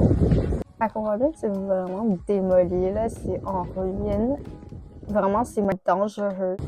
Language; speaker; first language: French; native; French